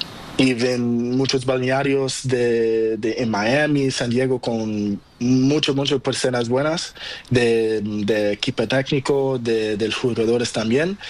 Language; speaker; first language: Spanish; non-native, learner; Portuguese